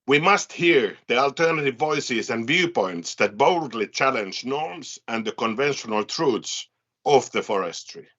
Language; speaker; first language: English; non-native, fluent; Finnish